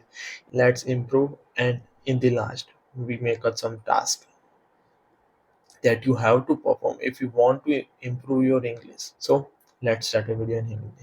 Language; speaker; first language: English; non-native, learner; Hindi